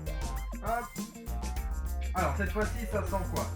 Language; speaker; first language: French; native; French